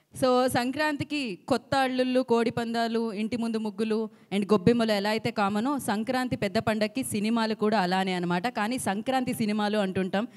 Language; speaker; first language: Telugu; native; Telugu